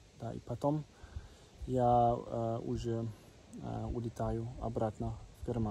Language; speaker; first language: Russian; non-native, learner; German